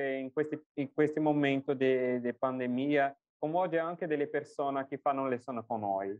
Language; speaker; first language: Italian; non-native, fluent; Portuguese